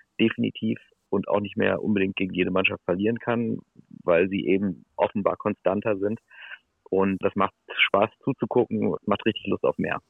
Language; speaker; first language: German; native; German